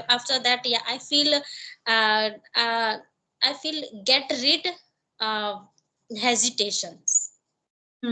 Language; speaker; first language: English; non-native, learner; Hindi